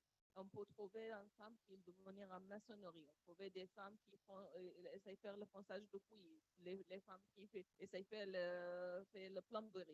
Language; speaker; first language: French; non-native, learner; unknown